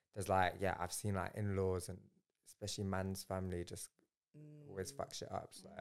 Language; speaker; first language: English; native; English